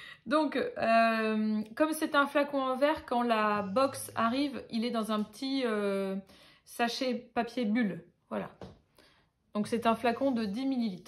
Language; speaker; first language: French; native; French